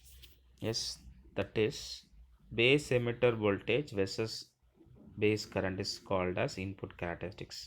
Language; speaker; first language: English; non-native, local second language; Tamil